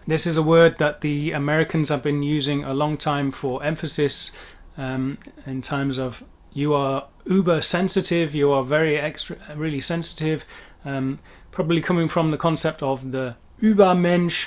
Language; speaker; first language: English; native; English